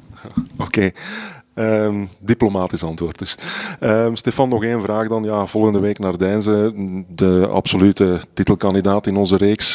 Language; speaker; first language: Dutch; native; Dutch